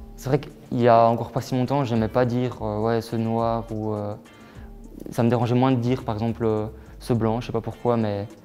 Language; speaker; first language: French; native; French